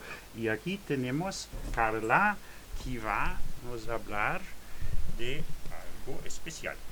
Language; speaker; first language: Spanish; non-native, learner; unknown